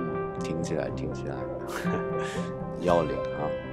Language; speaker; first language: Chinese; native; Chinese